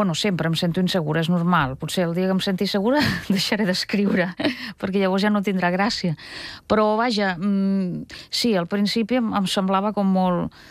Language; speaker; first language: Catalan; non-native, fluent; Russian